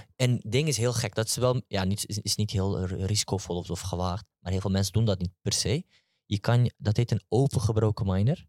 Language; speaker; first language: Dutch; early bilingual, other home language; Turkish